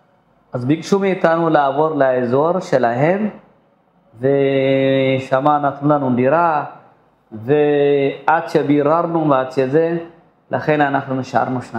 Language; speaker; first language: Hebrew; non-native, fluent; Amharic